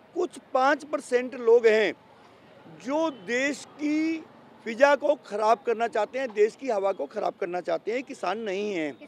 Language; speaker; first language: Hindi; native; Hindi